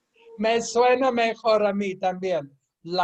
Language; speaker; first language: Spanish; non-native, fluent; English